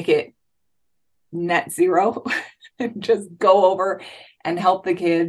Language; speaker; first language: English; native; English